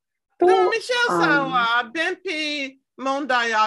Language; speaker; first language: Japanese; non-native, learner; English